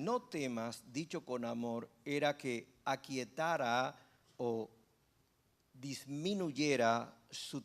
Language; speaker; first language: Spanish; native; Spanish